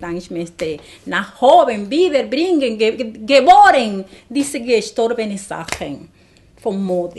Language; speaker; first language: German; non-native, learner; Spanish